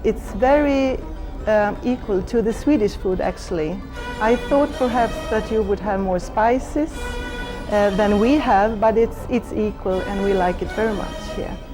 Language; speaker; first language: English; non-native, fluent; Swedish